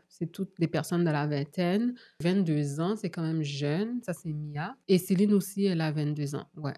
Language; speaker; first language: French; native; French